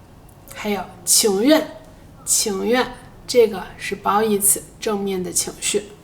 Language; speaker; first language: Chinese; native; Chinese